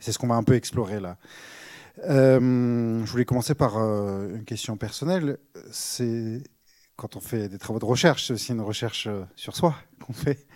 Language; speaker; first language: French; native; French